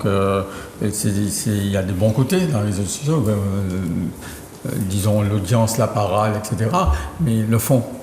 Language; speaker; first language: French; native; French